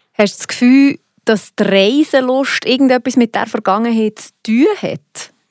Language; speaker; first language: German; native; German